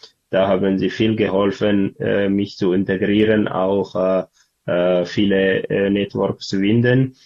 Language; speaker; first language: German; non-native, learner; Tigrinya